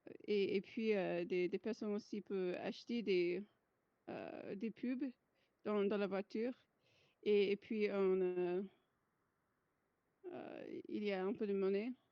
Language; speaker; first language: French; non-native, fluent; English